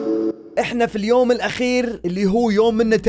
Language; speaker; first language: Arabic; native; Arabic